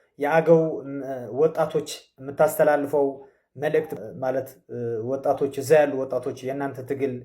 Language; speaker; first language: Amharic; non-native, local second language; Tigrinya